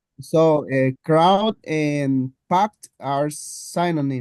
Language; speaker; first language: English; non-native, learner; Spanish